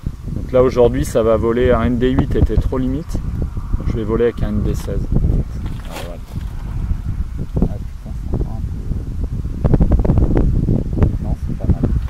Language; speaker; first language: French; native; French